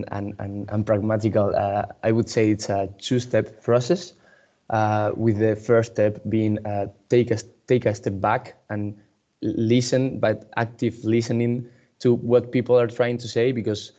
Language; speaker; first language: English; non-native, fluent; Spanish